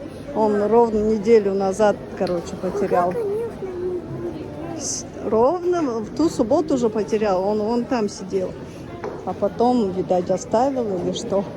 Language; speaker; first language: Russian; native; Russian